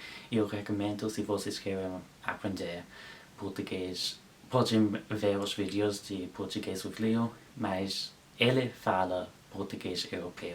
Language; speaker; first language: Portuguese; non-native, learner; English